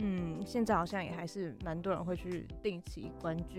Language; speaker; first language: Chinese; native; Chinese